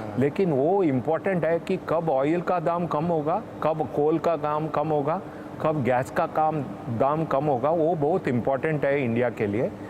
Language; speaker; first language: Hindi; non-native, local second language; Tamil